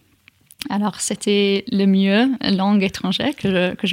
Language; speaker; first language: French; non-native, fluent; English